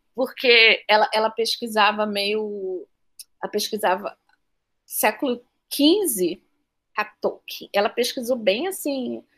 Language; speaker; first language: Portuguese; native; Portuguese